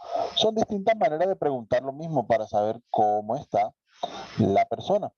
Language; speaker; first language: Spanish; native; Spanish